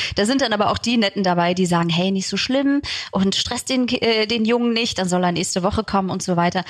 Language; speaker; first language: German; early bilingual, other home language; Turkish